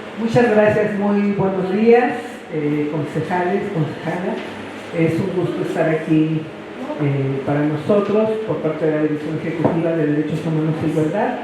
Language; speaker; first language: Spanish; native; Spanish